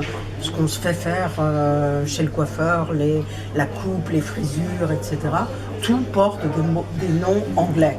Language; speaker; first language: French; native; French